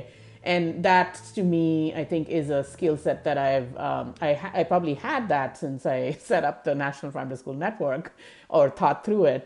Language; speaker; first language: English; non-native, local second language; Hindi